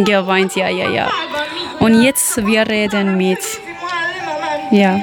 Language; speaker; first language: German; non-native, learner; Persian